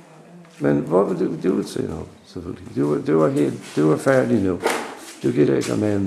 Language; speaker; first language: Danish; non-native, learner; English